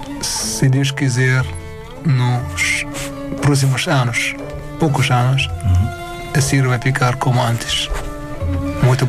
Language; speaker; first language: Portuguese; non-native, learner; Arabic